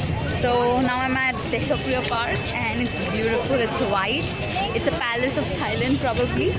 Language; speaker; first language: English; non-native, local second language; Bangla